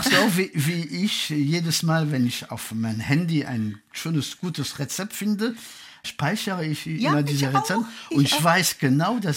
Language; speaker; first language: German; non-native, fluent; French